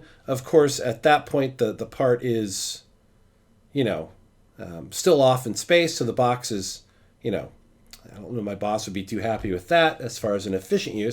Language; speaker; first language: English; native; English